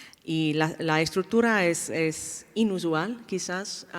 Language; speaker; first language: Spanish; non-native, fluent; English